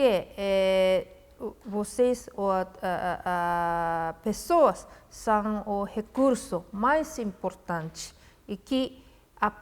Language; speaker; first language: Portuguese; non-native, fluent; Japanese